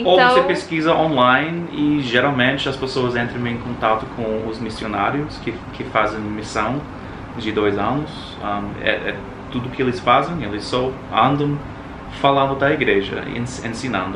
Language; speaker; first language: Portuguese; non-native, fluent; English